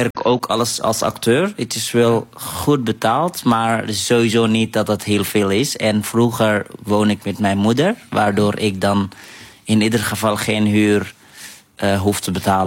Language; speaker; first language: Dutch; non-native, fluent; Arabic